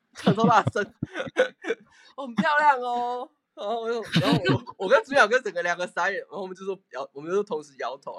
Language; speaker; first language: Chinese; native; Chinese